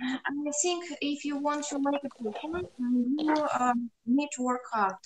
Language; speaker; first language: English; non-native, learner; Russian